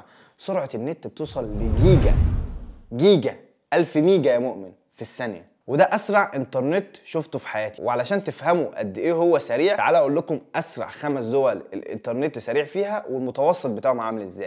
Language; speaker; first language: Arabic; native; Arabic